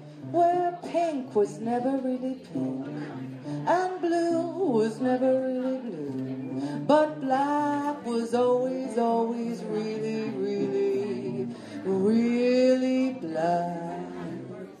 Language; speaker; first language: English; early bilingual, other home language; Spanish